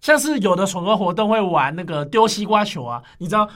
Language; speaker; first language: Chinese; native; Chinese